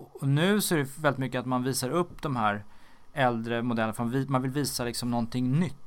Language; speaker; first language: Swedish; native; Swedish